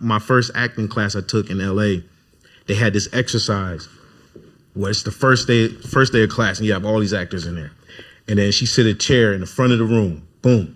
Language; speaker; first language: English; native; English